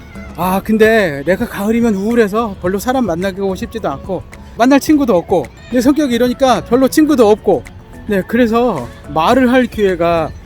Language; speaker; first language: Korean; native; Korean